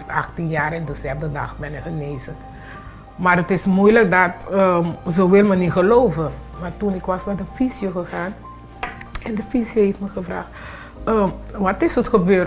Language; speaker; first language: Dutch; non-native, local second language; Papiamento